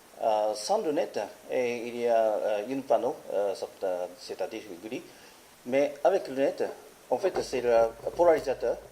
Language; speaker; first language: French; non-native, learner; Japanese